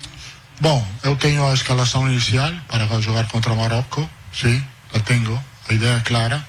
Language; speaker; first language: Portuguese; non-native, fluent; Italian